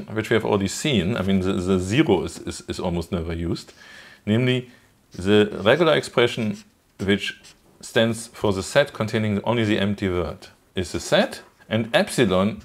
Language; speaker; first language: English; non-native, fluent; German